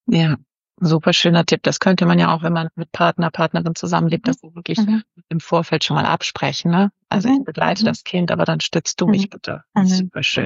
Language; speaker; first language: German; native; German